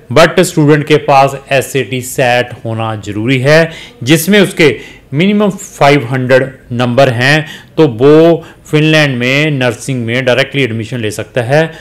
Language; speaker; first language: Hindi; native; Hindi